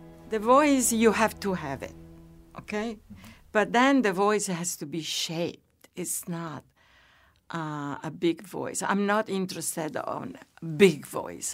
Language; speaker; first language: English; non-native, fluent; Italian